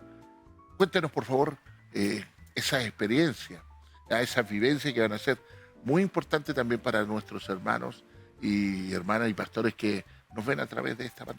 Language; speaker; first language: Spanish; native; Spanish